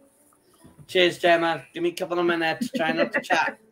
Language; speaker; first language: English; native; English